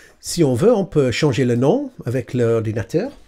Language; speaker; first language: French; non-native, learner; English